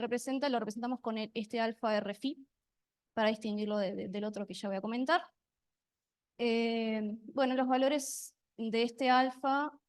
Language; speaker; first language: Spanish; native; Spanish